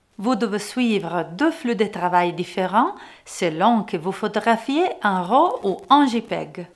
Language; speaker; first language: French; non-native, fluent; Italian